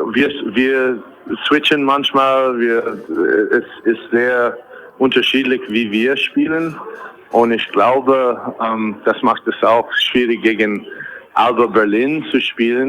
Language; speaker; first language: German; non-native, fluent; English